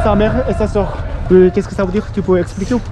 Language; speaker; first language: French; non-native, learner; Korean